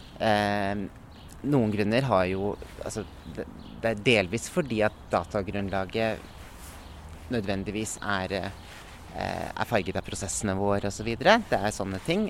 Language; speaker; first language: Norwegian; native; Norwegian